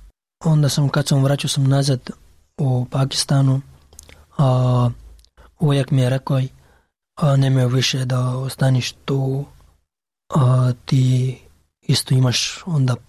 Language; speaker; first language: Serbian; non-native, learner; Pashto